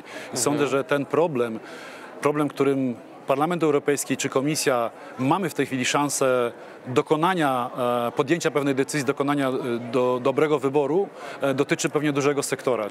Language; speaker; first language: Polish; native; Polish